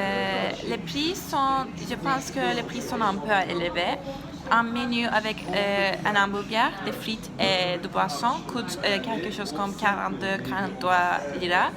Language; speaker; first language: French; non-native, learner; Turkish